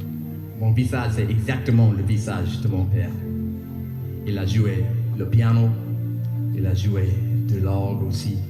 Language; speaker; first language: French; non-native, learner; English